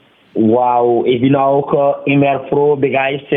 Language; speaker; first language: German; non-native, fluent; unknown